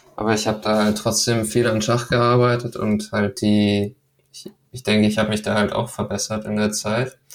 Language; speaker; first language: German; early bilingual, other home language; Danish